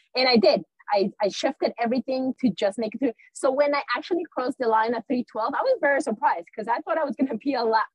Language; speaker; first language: English; early bilingual, other home language; Spanish